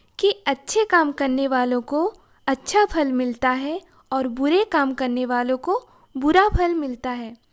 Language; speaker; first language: Hindi; non-native, local second language; Odia